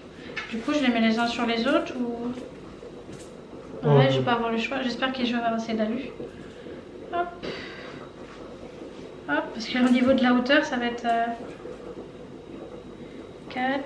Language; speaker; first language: French; native; French